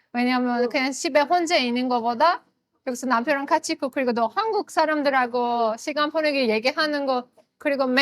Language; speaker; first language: Korean; non-native, learner; Azerbaijani